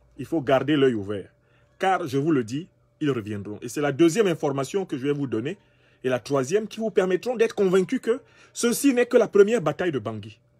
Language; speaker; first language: French; non-native, local second language; Basaa